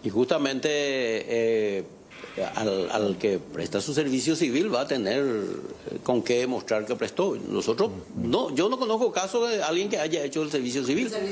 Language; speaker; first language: Spanish; native; Spanish